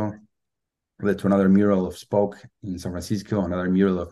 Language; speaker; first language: English; non-native, fluent; Spanish